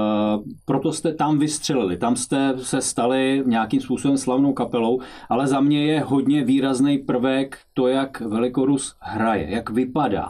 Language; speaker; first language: Czech; native; Czech